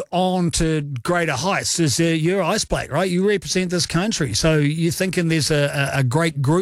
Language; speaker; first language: English; native; English